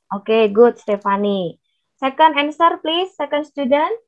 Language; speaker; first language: English; non-native, fluent; Indonesian